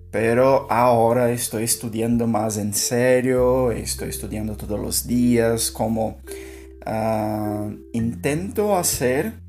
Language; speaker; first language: Spanish; non-native, learner; Portuguese